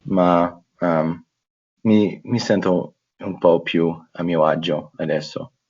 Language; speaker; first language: Italian; non-native, fluent; English